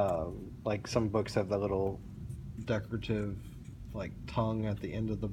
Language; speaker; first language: English; native; English